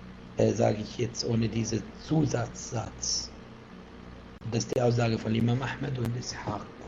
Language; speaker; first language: German; non-native, fluent; Arabic